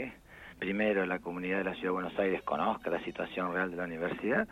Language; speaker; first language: Spanish; native; Spanish